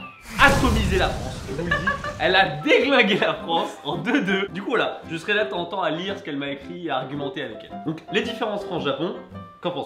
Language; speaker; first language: French; native; French